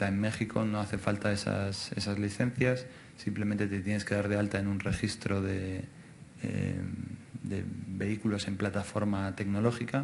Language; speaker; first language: Spanish; native; Spanish